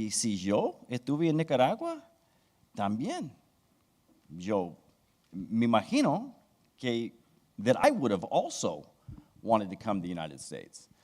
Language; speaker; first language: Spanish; non-native, fluent; English